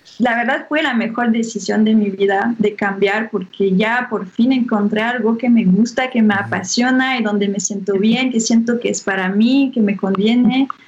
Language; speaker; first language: Spanish; non-native, fluent; French